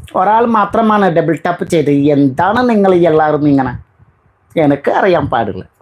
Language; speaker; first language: Malayalam; non-native, learner; Bangla